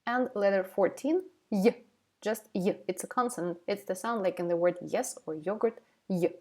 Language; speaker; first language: English; non-native, fluent; Ukrainian